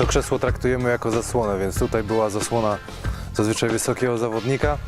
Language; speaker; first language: Polish; native; Polish